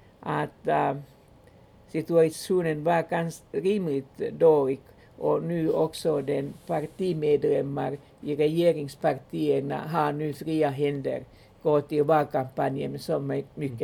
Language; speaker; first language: Swedish; non-native, local second language; Finnish